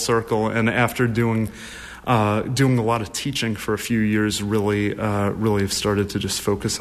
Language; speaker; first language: English; native; English